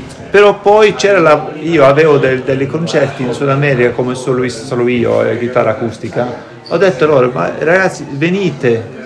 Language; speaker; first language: Italian; non-native, fluent; Norwegian